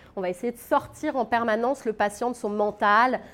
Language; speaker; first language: French; native; French